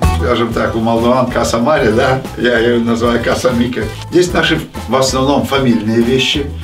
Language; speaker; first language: Russian; non-native, local second language; Gagauz